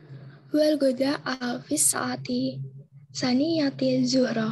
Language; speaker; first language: Arabic; non-native, learner; Indonesian